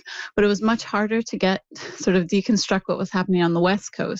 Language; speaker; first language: English; native; English